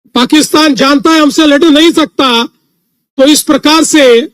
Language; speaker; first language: Hindi; non-native, local second language; Marathi